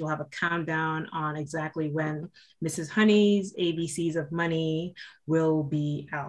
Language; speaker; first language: English; native; English